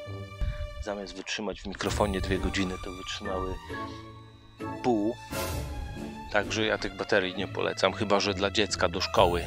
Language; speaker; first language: Polish; native; Polish